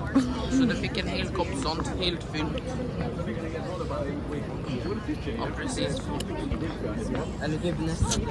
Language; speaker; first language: Swedish; early bilingual, other home language; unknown